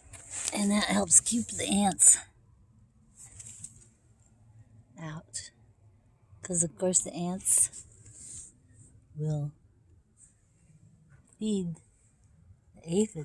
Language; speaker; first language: English; native; English